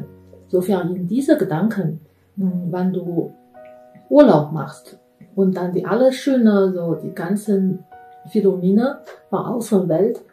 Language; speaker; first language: German; non-native, fluent; Chinese